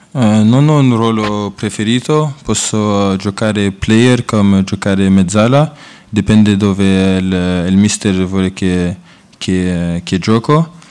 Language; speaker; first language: Italian; non-native, learner; French